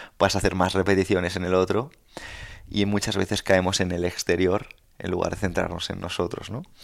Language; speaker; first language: Spanish; native; Spanish